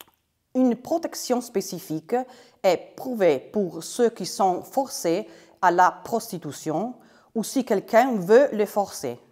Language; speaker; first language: French; non-native, fluent; Italian